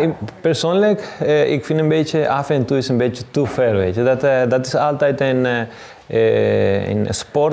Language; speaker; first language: Dutch; non-native, learner; Spanish